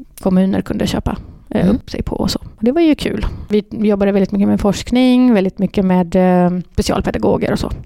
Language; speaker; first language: Swedish; early bilingual, other home language; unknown